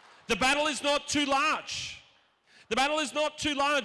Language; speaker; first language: English; native; English